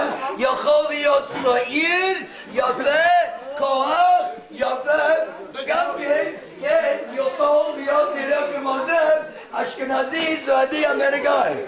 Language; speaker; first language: Hebrew; non-native, fluent; English